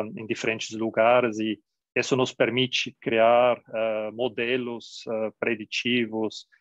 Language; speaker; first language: Portuguese; non-native, fluent; German